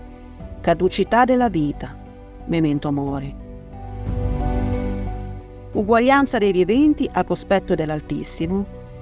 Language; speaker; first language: Italian; native; Italian